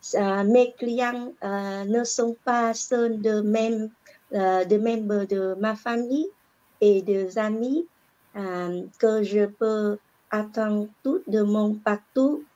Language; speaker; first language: French; non-native, learner; Vietnamese